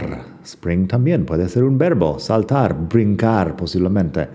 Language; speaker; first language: Spanish; non-native, fluent; English